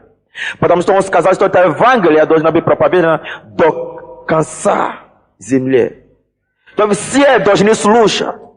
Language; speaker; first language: Russian; non-native, fluent; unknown